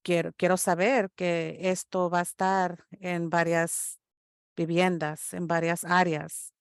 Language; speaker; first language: Spanish; early bilingual, heritage; English